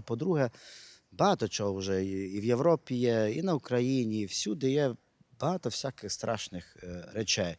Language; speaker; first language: Ukrainian; non-native, local second language; Hungarian